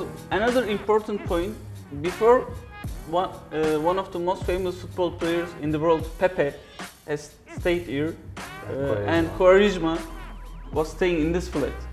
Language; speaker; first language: English; non-native, fluent; Turkish